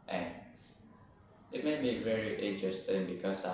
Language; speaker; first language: English; non-native, learner; Vietnamese